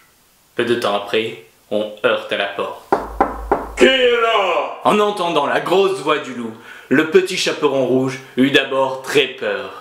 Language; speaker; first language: French; native; French